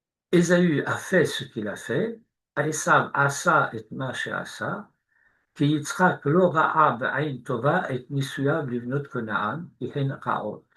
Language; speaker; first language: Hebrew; non-native, fluent; French